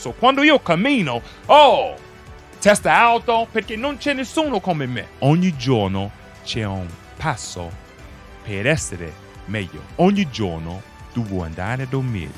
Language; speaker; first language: Italian; non-native, fluent; English